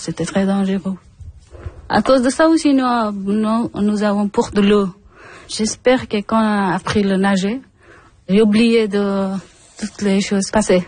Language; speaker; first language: French; non-native, learner; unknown